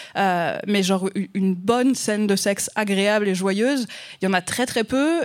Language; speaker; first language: French; native; French